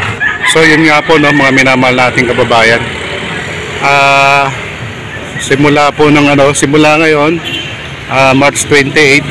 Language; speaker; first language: Filipino; native; Filipino